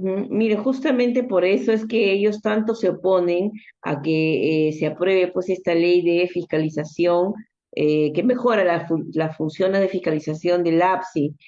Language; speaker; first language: Spanish; native; Spanish